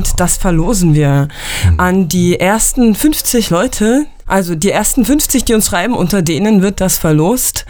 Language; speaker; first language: German; native; German